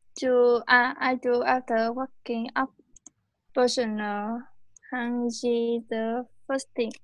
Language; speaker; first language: English; non-native, learner; Vietnamese